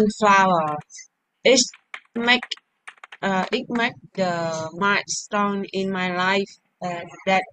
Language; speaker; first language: English; non-native, learner; Vietnamese